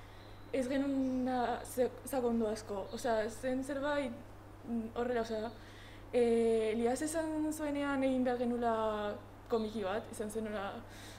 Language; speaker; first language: Basque; non-native, local second language; Spanish